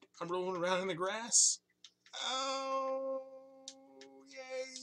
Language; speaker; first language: English; native; English